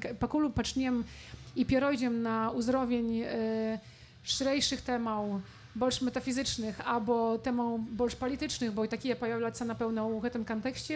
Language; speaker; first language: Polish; non-native, local second language; Belarusian